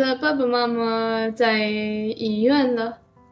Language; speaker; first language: Chinese; non-native, learner; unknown